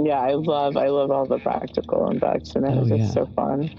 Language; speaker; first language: English; native; English